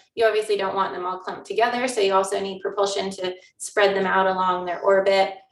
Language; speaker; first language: English; native; English